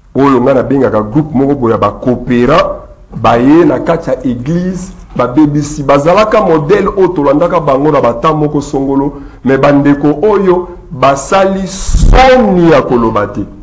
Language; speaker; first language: Lingala; native; Lingala